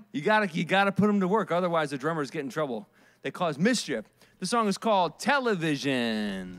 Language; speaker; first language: English; native; English